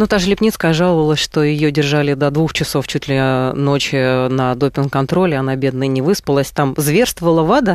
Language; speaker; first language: Russian; native; Russian